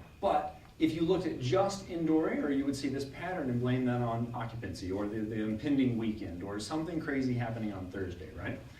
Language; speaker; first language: English; native; English